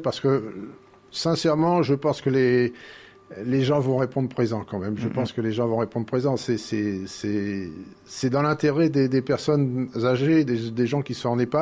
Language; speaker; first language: French; native; French